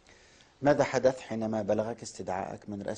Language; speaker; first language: Arabic; native; Arabic